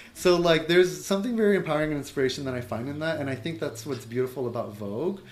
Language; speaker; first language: English; native; English